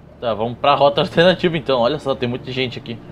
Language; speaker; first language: Portuguese; native; Portuguese